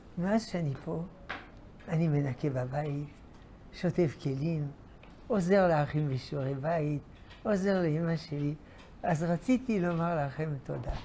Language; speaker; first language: Hebrew; non-native, fluent; French